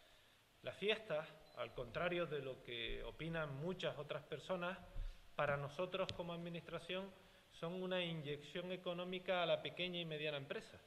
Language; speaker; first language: Spanish; native; Spanish